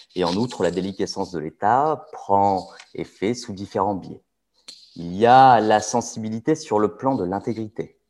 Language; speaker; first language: French; early bilingual, other home language; Arabic